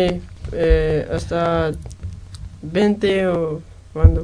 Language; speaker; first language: Spanish; non-native, local second language; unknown